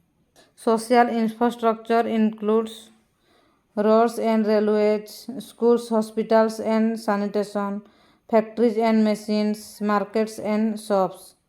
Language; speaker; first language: English; non-native, local second language; Odia